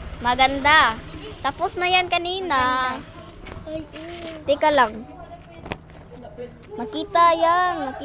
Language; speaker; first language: Filipino; non-native, local second language; Cebuano